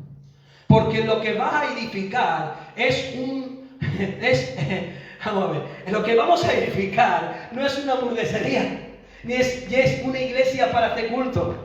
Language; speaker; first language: Spanish; native; Spanish